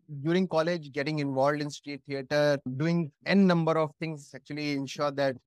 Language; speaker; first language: English; non-native, local second language; Hindi